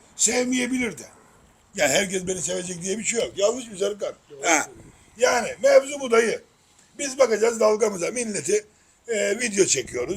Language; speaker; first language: Turkish; native; Turkish